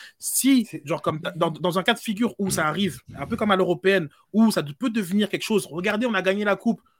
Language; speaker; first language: French; native; French